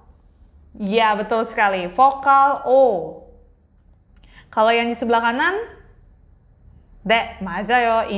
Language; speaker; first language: Indonesian; native; Indonesian